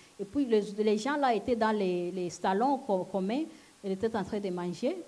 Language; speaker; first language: French; non-native, local second language; Lingala